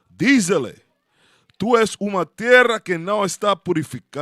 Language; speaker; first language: Portuguese; non-native, learner; Spanish